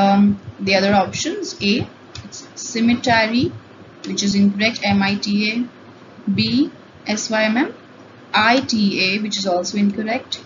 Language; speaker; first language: English; non-native, local second language; Hindi